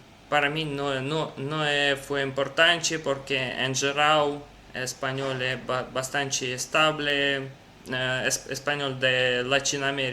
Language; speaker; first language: Portuguese; non-native, learner; Russian